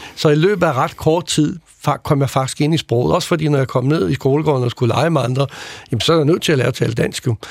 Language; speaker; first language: Danish; early bilingual, other home language; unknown